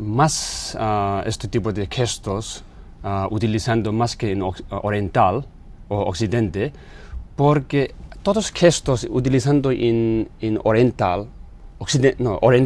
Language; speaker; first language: Spanish; non-native, learner; Tibetan